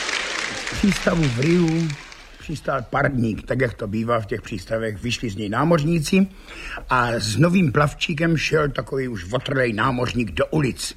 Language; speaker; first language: Czech; native; Czech